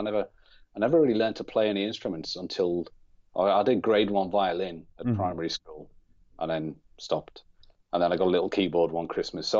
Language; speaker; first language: English; native; English